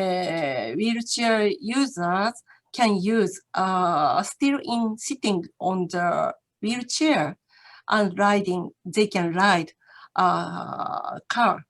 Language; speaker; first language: English; non-native, learner; Japanese